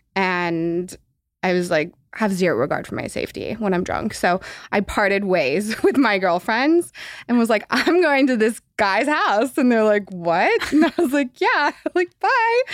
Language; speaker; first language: English; native; English